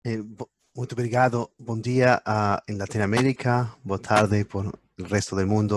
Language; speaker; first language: Portuguese; non-native, learner; Spanish